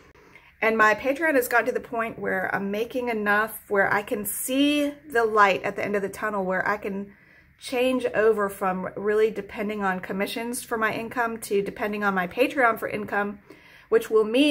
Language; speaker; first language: English; native; English